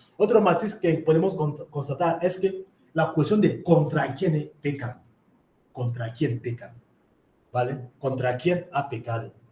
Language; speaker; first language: Spanish; non-native, fluent; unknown